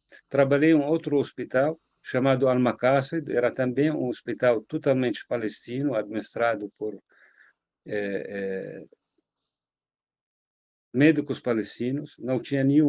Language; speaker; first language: Portuguese; non-native, fluent; Arabic